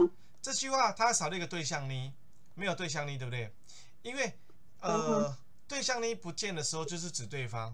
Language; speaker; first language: Chinese; native; Chinese